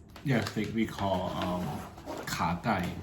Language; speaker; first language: English; non-native, learner; Thai